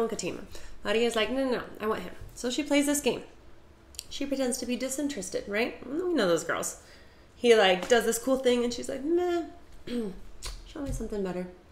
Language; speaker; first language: English; native; English